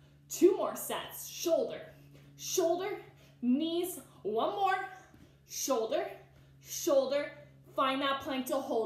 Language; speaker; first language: English; native; English